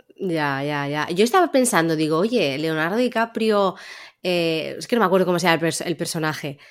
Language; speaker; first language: Spanish; native; Spanish